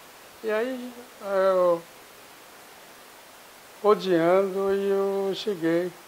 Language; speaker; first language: Portuguese; non-native, fluent; Japanese